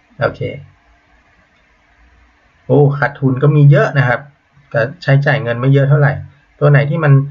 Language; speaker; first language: Thai; native; Thai